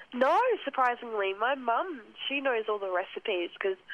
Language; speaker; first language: English; non-native, local second language; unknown